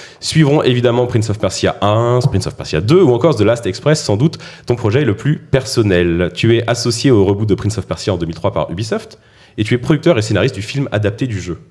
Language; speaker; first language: French; native; French